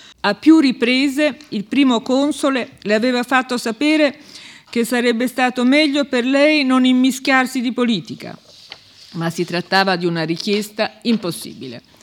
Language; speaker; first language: Italian; native; Italian